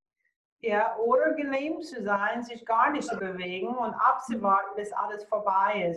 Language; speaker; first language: German; non-native, fluent; English